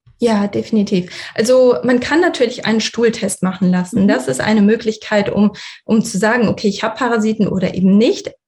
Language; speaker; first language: German; early bilingual, other home language; Russian